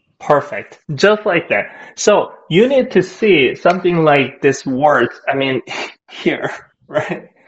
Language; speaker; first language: English; non-native, fluent; Korean